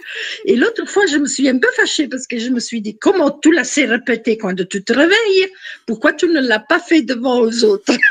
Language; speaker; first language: French; non-native, fluent; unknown